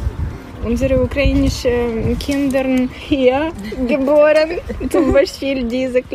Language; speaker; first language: German; non-native, learner; Ukrainian